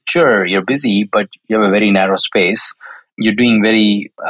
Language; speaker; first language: English; non-native, local second language; Tamil